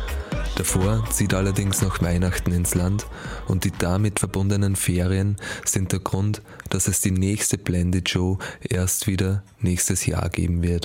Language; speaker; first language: German; native; German